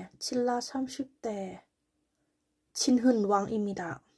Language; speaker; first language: Korean; non-native, learner; Thai